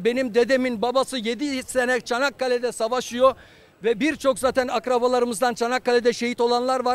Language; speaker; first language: Turkish; native; Turkish